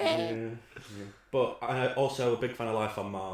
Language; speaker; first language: English; native; English